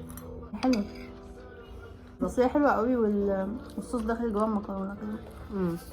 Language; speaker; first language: Arabic; native; Arabic